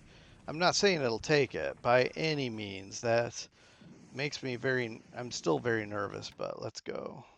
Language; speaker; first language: English; native; English